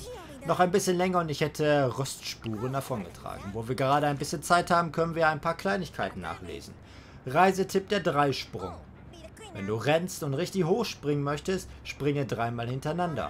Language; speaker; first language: German; native; German